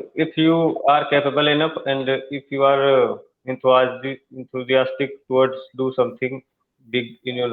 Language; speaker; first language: English; non-native, learner; Hindi